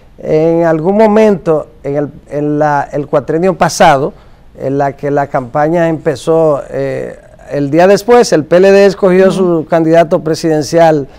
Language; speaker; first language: Spanish; native; Spanish